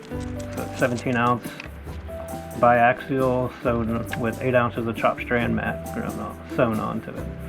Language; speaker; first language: English; native; English